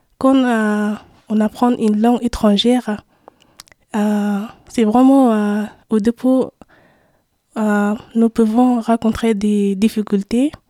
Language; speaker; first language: French; non-native, learner; Arabic